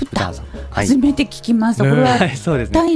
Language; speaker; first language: Japanese; native; Japanese